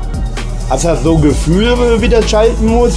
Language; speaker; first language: German; native; German